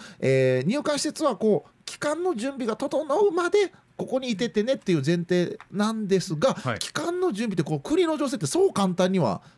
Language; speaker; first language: Japanese; native; Japanese